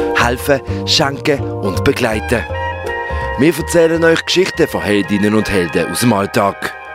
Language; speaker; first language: German; native; German